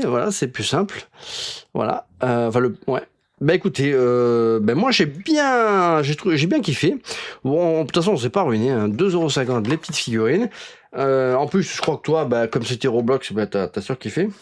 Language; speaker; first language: French; native; French